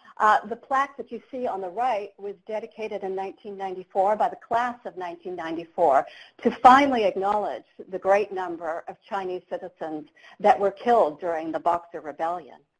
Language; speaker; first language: English; native; English